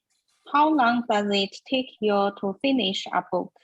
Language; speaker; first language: English; non-native, learner; Chinese